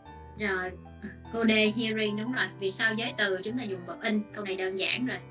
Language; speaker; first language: Vietnamese; native; Vietnamese